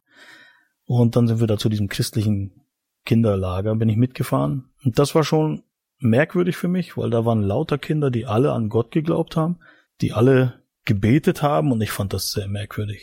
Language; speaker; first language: German; native; German